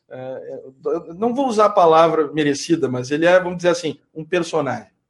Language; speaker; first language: Portuguese; native; Portuguese